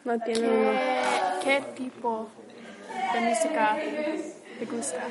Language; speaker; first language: Spanish; non-native, learner; English